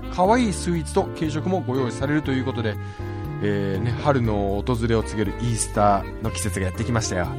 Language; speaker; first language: Japanese; native; Japanese